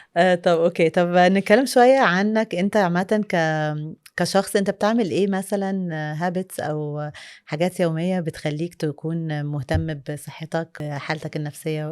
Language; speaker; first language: Egyptian Arabic; native; Egyptian Arabic